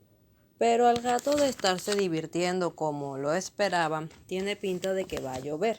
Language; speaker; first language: Spanish; native; Spanish